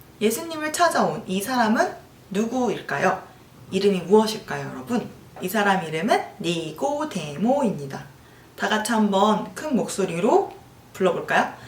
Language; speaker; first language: Korean; native; Korean